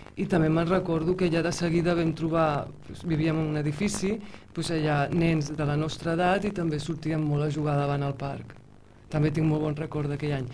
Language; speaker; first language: Catalan; early bilingual, heritage; Catalan